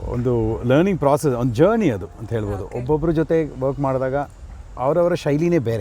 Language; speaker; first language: Kannada; non-native, local second language; Malayalam